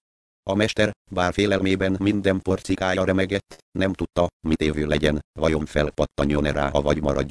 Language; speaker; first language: Hungarian; native; Hungarian